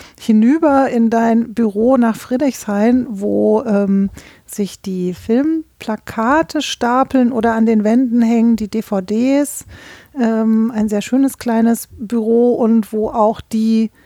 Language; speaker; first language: German; native; German